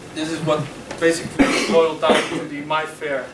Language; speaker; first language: English; non-native, fluent; Dutch